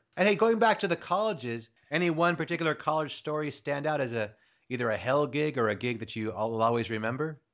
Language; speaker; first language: English; native; English